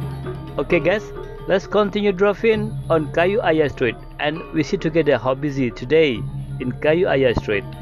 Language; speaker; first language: English; non-native, learner; Indonesian